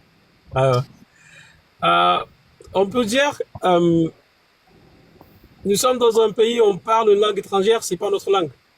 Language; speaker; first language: French; non-native, fluent; Arabic